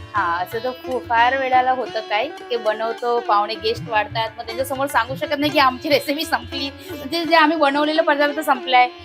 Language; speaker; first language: Marathi; non-native, local second language; Marwari